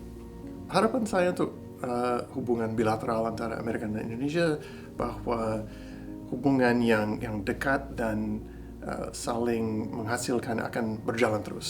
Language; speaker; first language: Indonesian; non-native, fluent; English